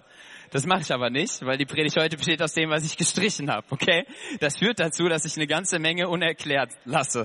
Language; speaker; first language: German; native; German